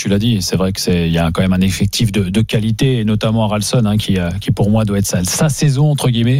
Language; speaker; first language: French; native; French